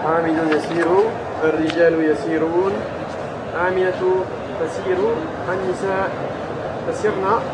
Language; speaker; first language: Arabic; non-native, learner; French